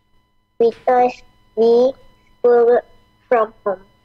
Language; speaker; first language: English; non-native, learner; Indonesian